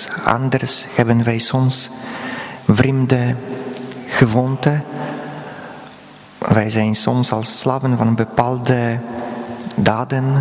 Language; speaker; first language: Dutch; non-native, fluent; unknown